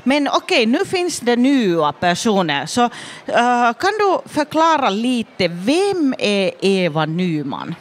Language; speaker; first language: Swedish; non-native, fluent; Finnish